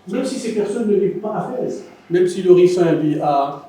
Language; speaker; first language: French; non-native, local second language; Arabic